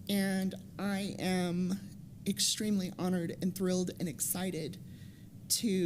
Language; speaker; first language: English; native; English